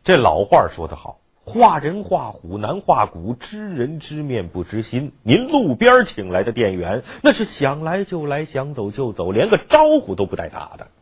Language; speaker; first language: Chinese; native; Chinese